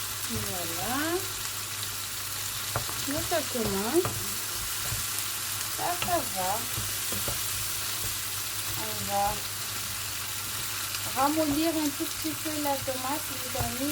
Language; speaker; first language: French; non-native, local second language; Malagasy